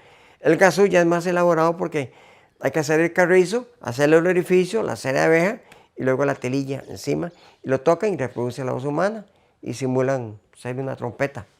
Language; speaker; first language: Spanish; native; Spanish